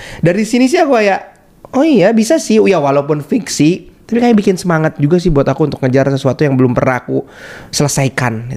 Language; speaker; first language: Indonesian; native; Indonesian